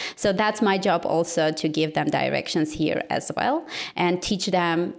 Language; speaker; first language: English; non-native, fluent; Armenian